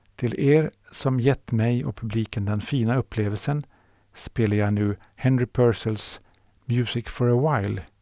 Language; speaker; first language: Swedish; native; Swedish